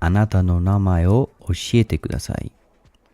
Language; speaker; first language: Japanese; non-native, learner; English